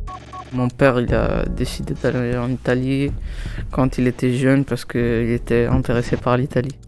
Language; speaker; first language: French; early bilingual, other home language; Italian